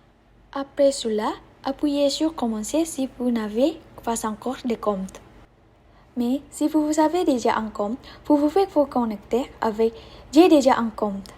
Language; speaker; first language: French; non-native, learner; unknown